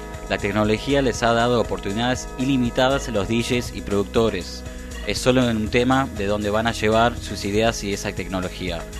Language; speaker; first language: Spanish; native; Spanish